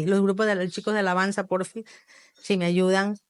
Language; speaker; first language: Spanish; native; Spanish